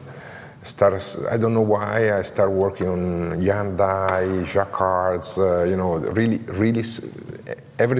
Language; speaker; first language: English; non-native, learner; Italian